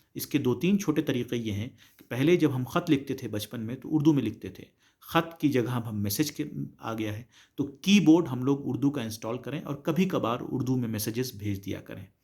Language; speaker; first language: Urdu; native; Urdu